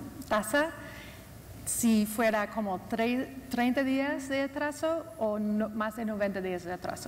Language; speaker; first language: Spanish; non-native, fluent; English